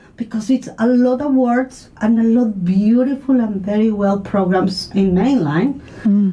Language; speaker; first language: English; non-native, learner; Spanish